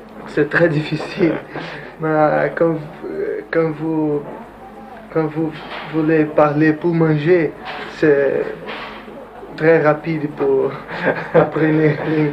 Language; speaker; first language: French; non-native, learner; Portuguese